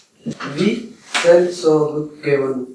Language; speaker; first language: German; non-native, learner; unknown